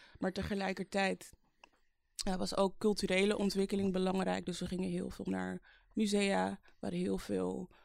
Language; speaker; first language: Dutch; early bilingual, other home language; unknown